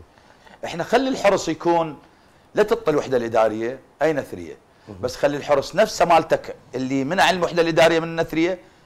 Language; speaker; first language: Arabic; native; Arabic